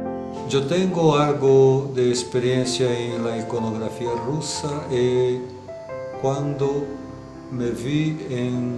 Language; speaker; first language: Spanish; non-native, learner; Portuguese